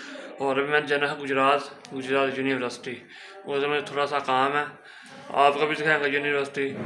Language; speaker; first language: Hindi; non-native, local second language; Punjabi